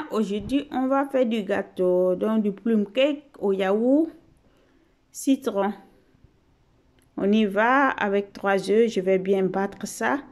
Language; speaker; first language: French; non-native, fluent; Italian